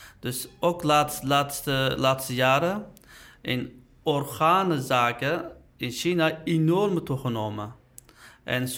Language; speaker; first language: Dutch; non-native, learner; Uyghur